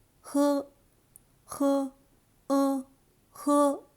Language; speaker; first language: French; non-native, learner; Chinese